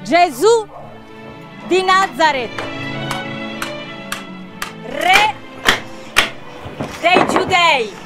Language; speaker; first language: Italian; native; Italian